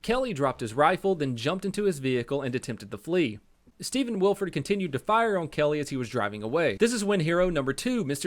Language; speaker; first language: English; native; English